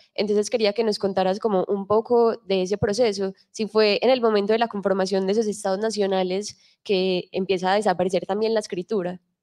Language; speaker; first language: Spanish; native; Spanish